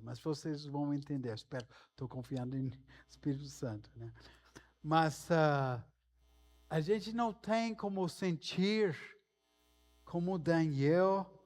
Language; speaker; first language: Portuguese; non-native, fluent; English